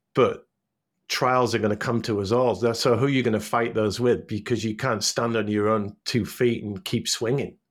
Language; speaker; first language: English; native; English